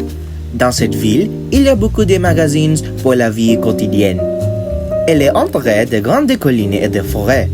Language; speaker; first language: French; non-native, learner; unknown